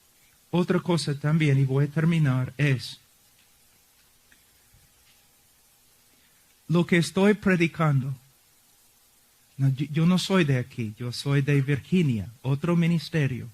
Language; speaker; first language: Spanish; non-native, fluent; English